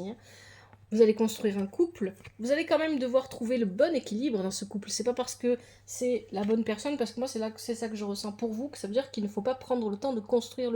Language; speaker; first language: French; native; French